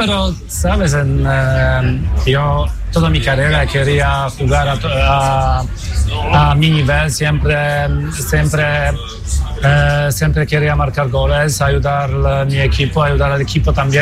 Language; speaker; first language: Spanish; non-native, fluent; Polish